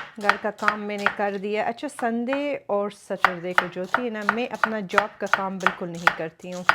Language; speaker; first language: Urdu; early bilingual, other home language; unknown